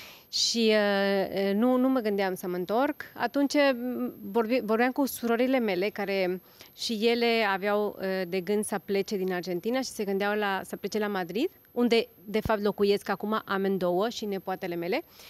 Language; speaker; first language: Romanian; non-native, fluent; Spanish